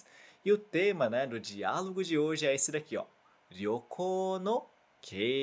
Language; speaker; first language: Japanese; non-native, fluent; Portuguese